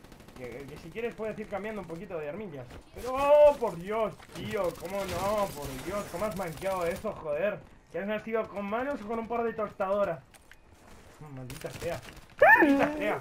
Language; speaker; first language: Spanish; native; Spanish